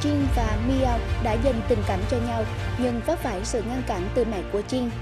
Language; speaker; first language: Vietnamese; native; Vietnamese